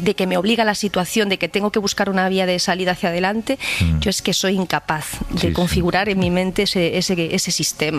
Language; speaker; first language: Spanish; native; Spanish